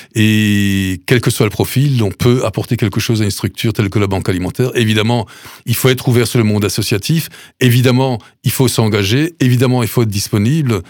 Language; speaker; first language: French; native; French